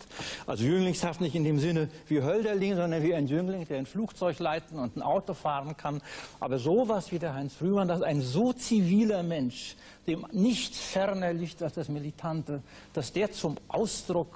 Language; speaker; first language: German; native; German